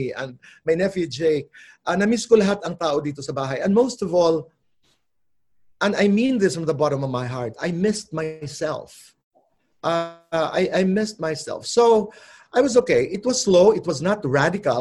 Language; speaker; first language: English; non-native, local second language; Filipino